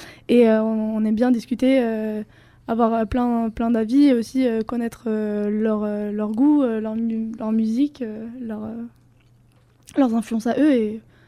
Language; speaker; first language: French; non-native, fluent; Spanish